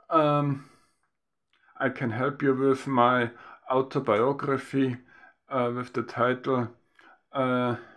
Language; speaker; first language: English; non-native, fluent; German